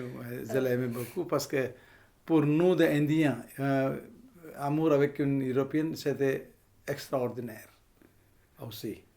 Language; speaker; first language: French; non-native, fluent; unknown